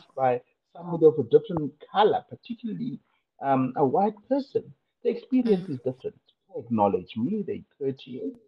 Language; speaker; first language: English; non-native, local second language; Tswana